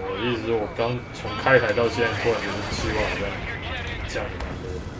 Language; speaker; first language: Chinese; native; Chinese